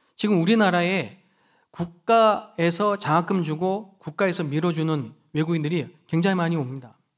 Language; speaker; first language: Korean; native; Korean